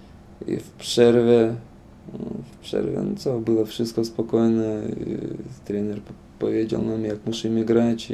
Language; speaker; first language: Polish; non-native, fluent; Lithuanian